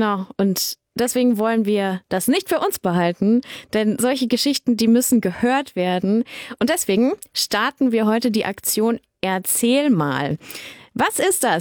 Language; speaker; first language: German; native; German